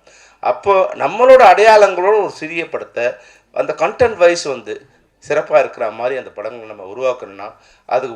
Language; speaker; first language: Tamil; native; Tamil